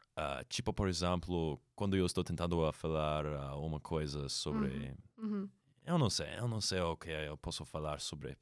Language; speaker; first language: Portuguese; non-native, learner; English